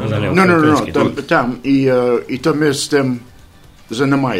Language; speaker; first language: Ukrainian; early bilingual, heritage; Ukrainian